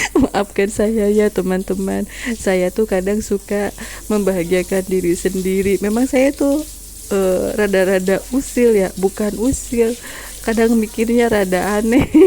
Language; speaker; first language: Indonesian; non-native, local second language; Sundanese